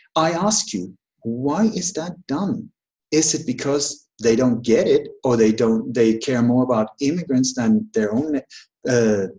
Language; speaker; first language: English; early bilingual, other home language; Danish